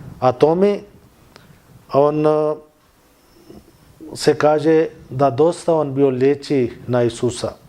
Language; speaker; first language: Bosnian; non-native, learner; Urdu